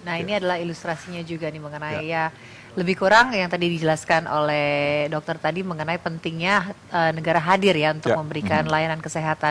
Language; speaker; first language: Indonesian; native; Indonesian